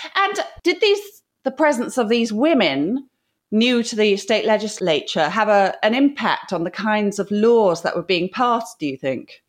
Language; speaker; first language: English; native; English